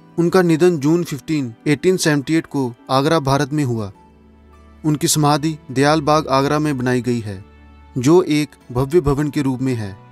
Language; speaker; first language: Hindi; non-native, local second language; Punjabi